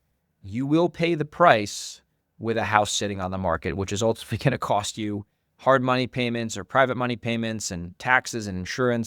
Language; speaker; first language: English; native; English